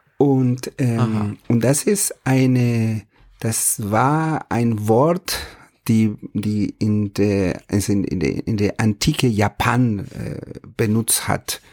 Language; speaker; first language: German; non-native, fluent; Spanish